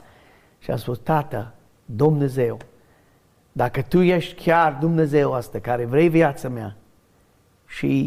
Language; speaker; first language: Romanian; non-native, learner; English